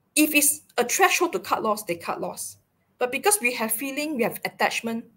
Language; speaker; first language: English; non-native, local second language; Chinese